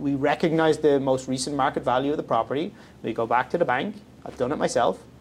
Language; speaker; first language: English; native; English